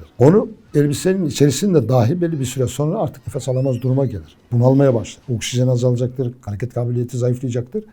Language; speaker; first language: Turkish; native; Turkish